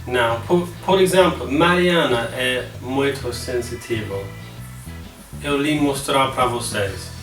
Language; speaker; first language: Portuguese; non-native, learner; English